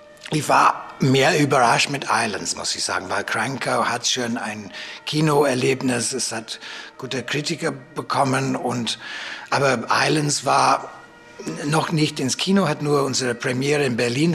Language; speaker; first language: German; non-native, fluent; English